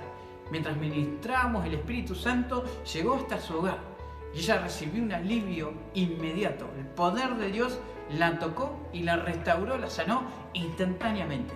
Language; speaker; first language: Spanish; native; Spanish